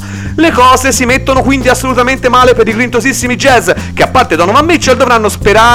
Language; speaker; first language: Italian; native; Italian